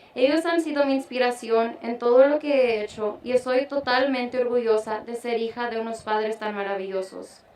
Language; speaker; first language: Spanish; early bilingual, other home language; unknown